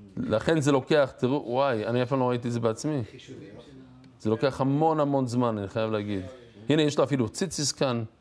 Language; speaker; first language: Hebrew; non-native, fluent; English